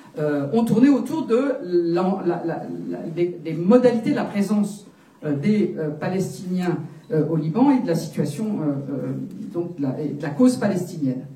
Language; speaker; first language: French; native; French